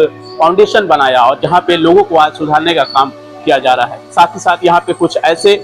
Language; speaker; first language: Hindi; native; Hindi